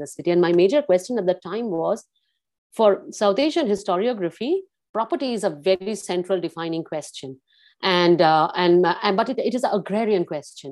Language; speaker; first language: English; non-native, local second language; Bangla